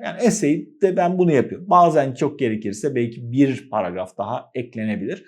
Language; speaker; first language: Turkish; native; Turkish